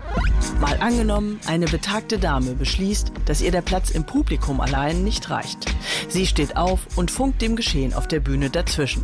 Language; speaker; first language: German; native; German